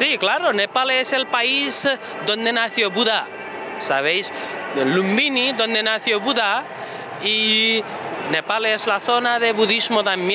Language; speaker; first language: Spanish; non-native, learner; Nepali